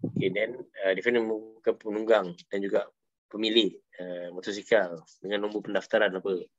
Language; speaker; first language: Malay; native; Malay